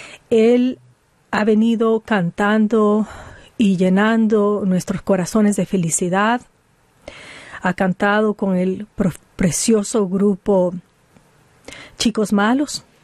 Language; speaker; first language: Spanish; native; Spanish